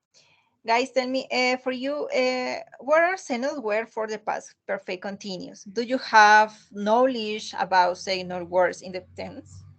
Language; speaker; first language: English; non-native, learner; Spanish